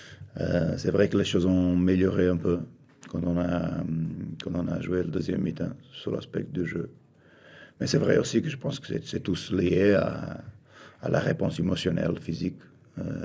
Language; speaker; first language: French; non-native, fluent; Portuguese